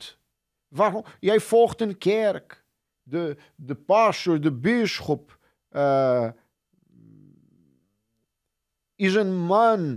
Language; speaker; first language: Dutch; non-native, fluent; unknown